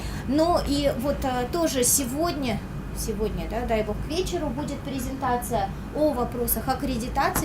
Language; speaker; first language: Russian; native; Russian